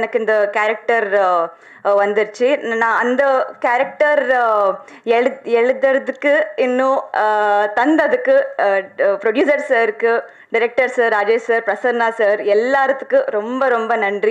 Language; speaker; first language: Tamil; non-native, learner; Telugu